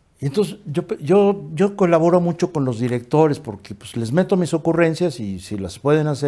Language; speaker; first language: Spanish; native; Spanish